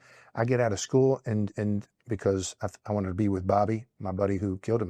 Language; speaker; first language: English; native; English